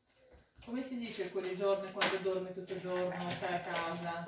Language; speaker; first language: Italian; non-native, learner; Russian